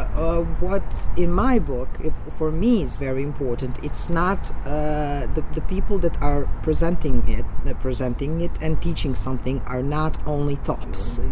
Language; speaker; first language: English; non-native, fluent; Serbian